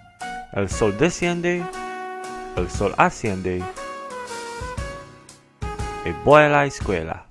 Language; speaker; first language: Spanish; non-native, learner; English